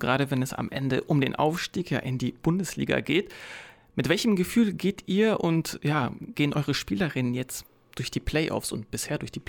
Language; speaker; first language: German; native; German